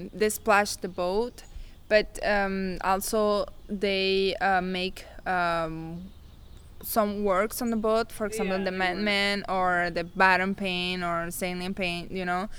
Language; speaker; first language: English; non-native, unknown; Spanish